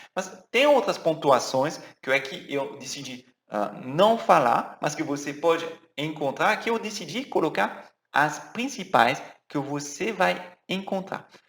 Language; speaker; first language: Portuguese; non-native, fluent; French